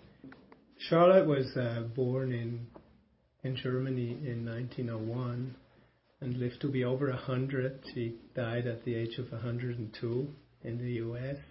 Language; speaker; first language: English; non-native, fluent; German